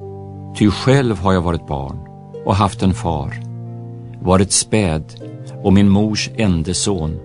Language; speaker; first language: Swedish; native; Swedish